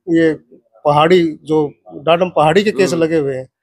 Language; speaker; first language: Hindi; native; Hindi